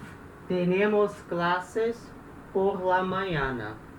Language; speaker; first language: Spanish; non-native, fluent; Portuguese